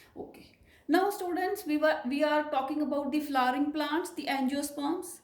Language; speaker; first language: English; non-native, local second language; Punjabi